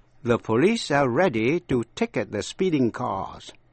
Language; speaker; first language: English; non-native, fluent; Vietnamese